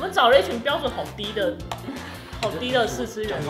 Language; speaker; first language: Chinese; native; Chinese